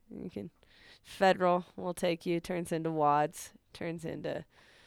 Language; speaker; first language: English; native; English